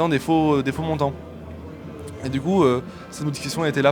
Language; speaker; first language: French; native; French